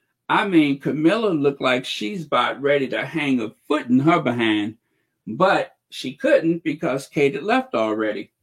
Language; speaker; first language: English; native; English